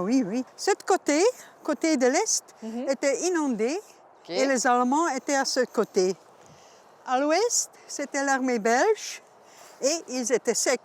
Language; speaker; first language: French; non-native, local second language; Dutch